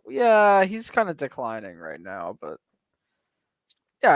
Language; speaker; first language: English; native; English